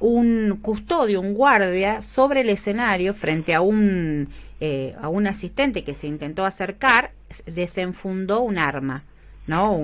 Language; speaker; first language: Spanish; native; Spanish